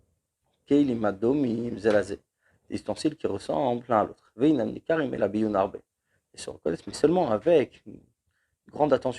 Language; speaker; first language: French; native; French